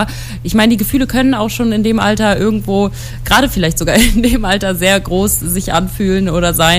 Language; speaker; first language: German; native; German